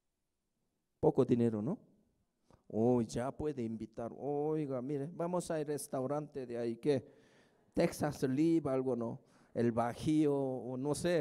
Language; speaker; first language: Spanish; non-native, fluent; Korean